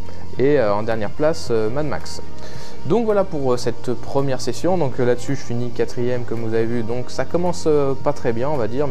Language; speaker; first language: French; native; French